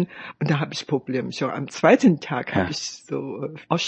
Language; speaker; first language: German; non-native, fluent; Chinese